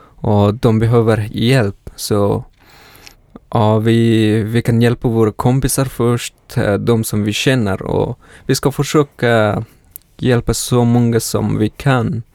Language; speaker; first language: Swedish; non-native, fluent; Persian